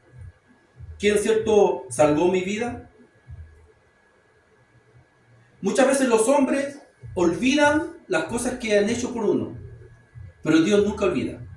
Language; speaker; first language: Spanish; native; Spanish